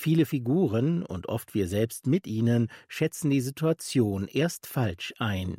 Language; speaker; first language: German; native; German